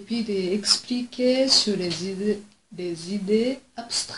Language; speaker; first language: French; non-native, fluent; Japanese